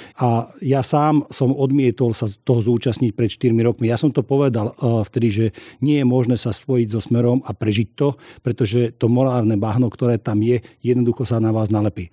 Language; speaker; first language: Slovak; non-native, local second language; Hungarian